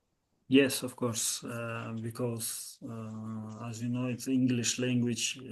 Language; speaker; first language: English; non-native, learner; Azerbaijani